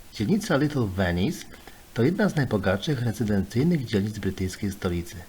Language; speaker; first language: Polish; native; Polish